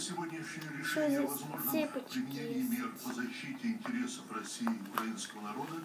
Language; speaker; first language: Russian; native; Russian